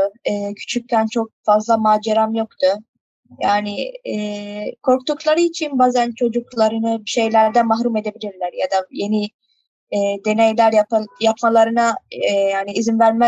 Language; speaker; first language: Turkish; early bilingual, other home language; Arabic